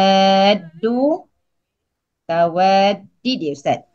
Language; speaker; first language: Arabic; non-native, learner; Malay